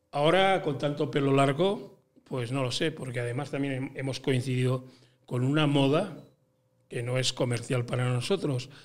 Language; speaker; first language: Spanish; native; Spanish